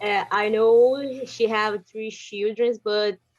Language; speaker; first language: English; non-native, learner; Portuguese